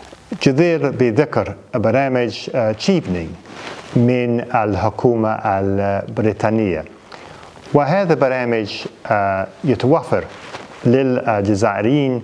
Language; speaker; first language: Arabic; non-native, fluent; English